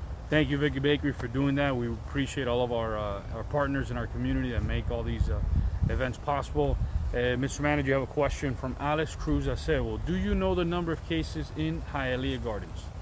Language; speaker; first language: English; early bilingual, other home language; Spanish